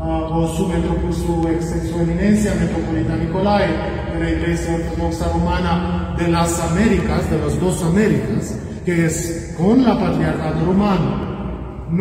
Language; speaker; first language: Spanish; non-native, learner; Romanian